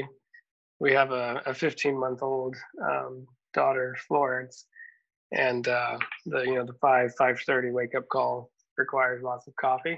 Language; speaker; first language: English; native; English